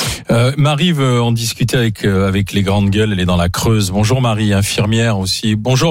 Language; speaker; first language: French; native; French